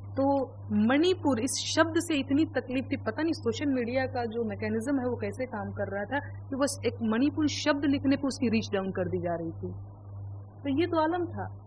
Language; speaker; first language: Hindi; non-native, local second language; Bhojpuri